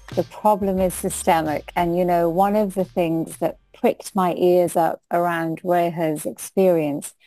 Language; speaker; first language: English; non-native, local second language; Hindi